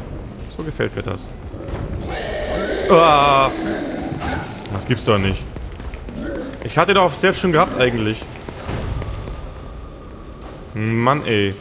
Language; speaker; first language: German; native; German